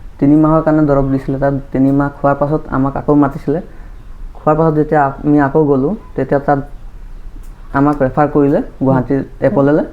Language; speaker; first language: Assamese; non-native, local second language; Sadri